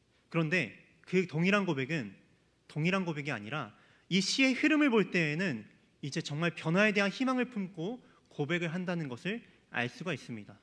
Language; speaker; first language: Korean; native; Korean